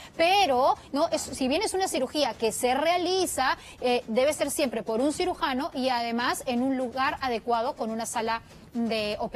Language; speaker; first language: Spanish; native; Spanish